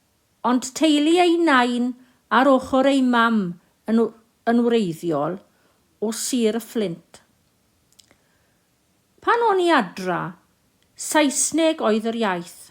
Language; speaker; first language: Welsh; non-native, local second language; English